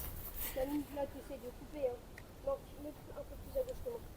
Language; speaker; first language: French; native; French